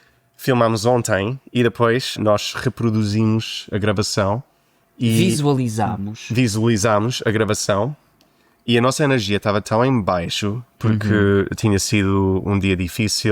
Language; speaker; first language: Portuguese; non-native, fluent; English